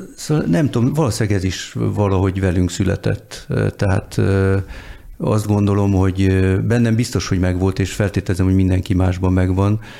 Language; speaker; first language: Hungarian; early bilingual, heritage; Hungarian